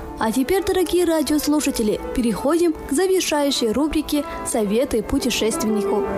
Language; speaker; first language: Russian; non-native, local second language; Tajik